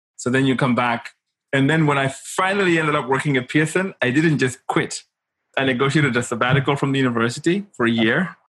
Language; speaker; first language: English; non-native, local second language; Shona